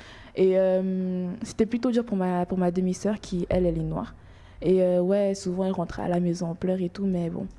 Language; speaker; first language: French; early bilingual, other home language; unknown